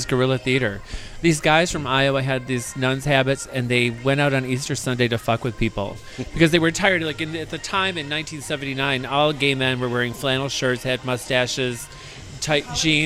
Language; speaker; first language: English; native; English